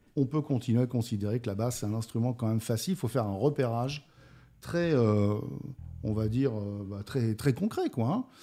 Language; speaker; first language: French; native; French